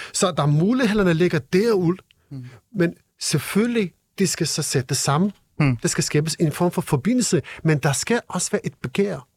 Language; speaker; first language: Danish; non-native, fluent; Kurdish